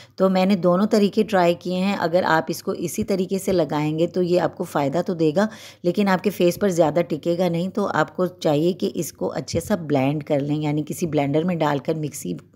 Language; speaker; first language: Hindi; native; Hindi